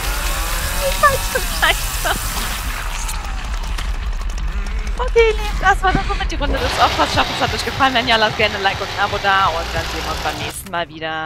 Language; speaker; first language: German; native; German